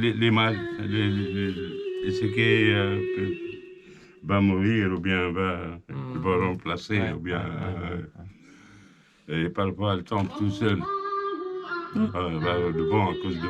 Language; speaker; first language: French; non-native, local second language; Arabic